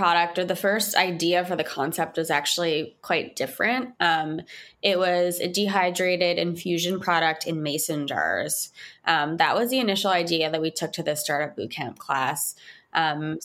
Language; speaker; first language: English; native; English